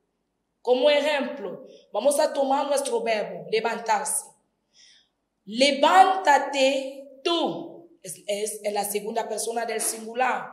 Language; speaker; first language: Spanish; non-native, fluent; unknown